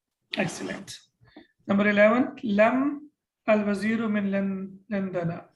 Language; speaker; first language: Arabic; non-native, fluent; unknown